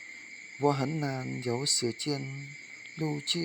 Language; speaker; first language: Chinese; non-native, learner; Khmer